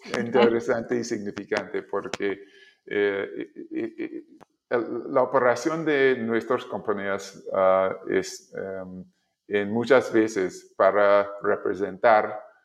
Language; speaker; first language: Spanish; non-native, learner; English